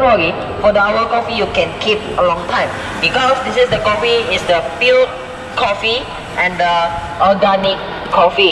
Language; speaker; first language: English; non-native, learner; Indonesian